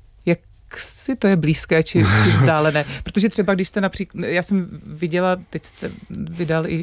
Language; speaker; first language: Czech; native; Czech